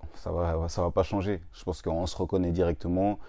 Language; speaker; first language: French; native; French